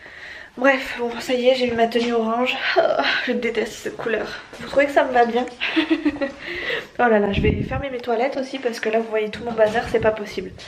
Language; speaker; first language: French; native; French